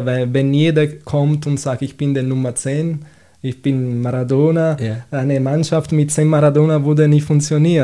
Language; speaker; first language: German; non-native, fluent; Italian